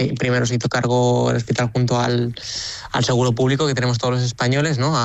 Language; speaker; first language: Spanish; native; Spanish